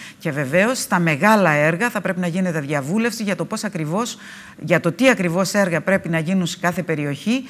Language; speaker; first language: Greek; native; Greek